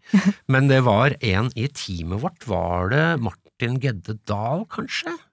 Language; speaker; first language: Norwegian; early bilingual, other home language; English